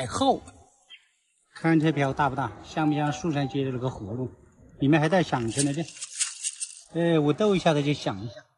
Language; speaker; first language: Chinese; native; Chinese